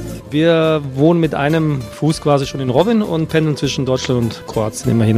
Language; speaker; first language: German; early bilingual, other home language; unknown